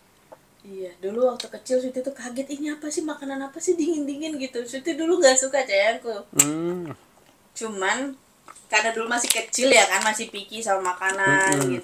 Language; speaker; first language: Indonesian; native; Indonesian